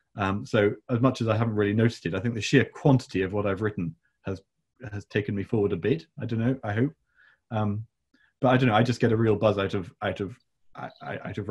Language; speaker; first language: English; native; English